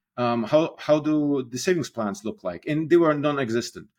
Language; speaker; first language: English; non-native, fluent; German